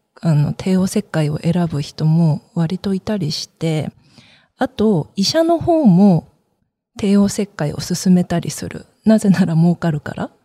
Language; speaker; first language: Japanese; early bilingual, other home language; Korean